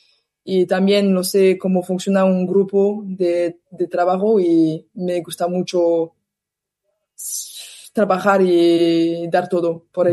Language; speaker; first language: Spanish; non-native, learner; French